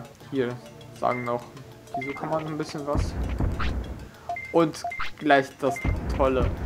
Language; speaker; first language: German; native; German